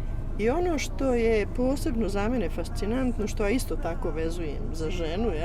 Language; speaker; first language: Bosnian; native; Bosnian